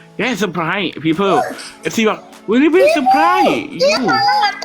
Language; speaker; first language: English; non-native, learner; Thai